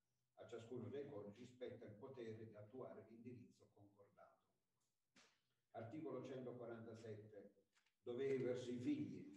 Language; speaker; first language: Italian; native; Italian